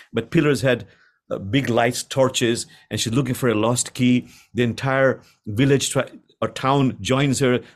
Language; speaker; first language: English; non-native, local second language; Bangla